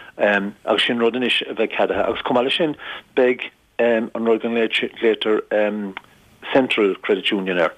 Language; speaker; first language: Irish; native; Irish